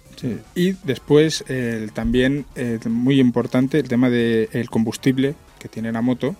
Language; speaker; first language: Spanish; native; Spanish